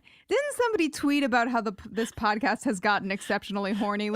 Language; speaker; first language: English; native; English